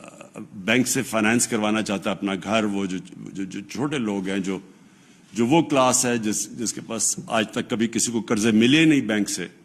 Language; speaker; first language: Urdu; native; Urdu